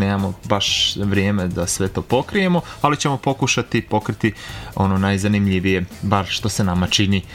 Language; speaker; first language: Croatian; native; Croatian